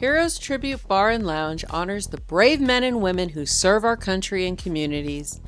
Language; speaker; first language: English; native; English